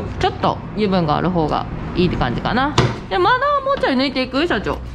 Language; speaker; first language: Japanese; native; Japanese